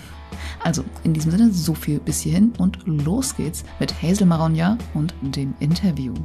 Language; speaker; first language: German; native; German